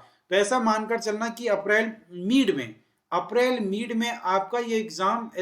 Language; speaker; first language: Hindi; native; Hindi